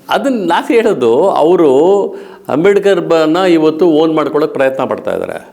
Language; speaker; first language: Kannada; native; Kannada